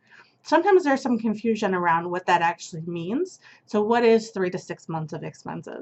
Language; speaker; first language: English; native; English